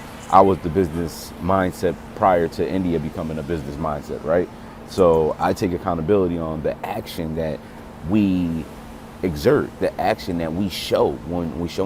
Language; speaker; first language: English; native; English